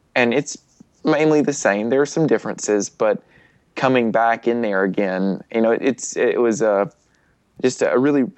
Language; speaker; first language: English; native; English